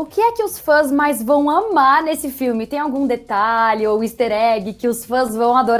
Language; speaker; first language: Portuguese; native; Portuguese